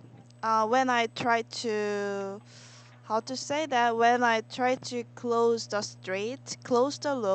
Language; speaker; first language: English; non-native, learner; Korean